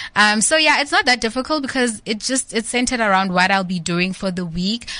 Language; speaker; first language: English; non-native, local second language; Southern Sotho